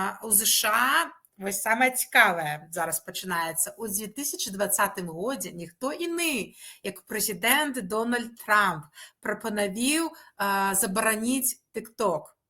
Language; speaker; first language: Belarusian; native; Belarusian